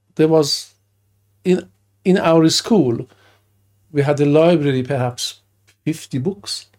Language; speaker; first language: English; non-native, fluent; Persian